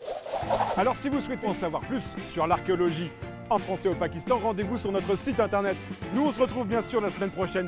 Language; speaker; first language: French; native; French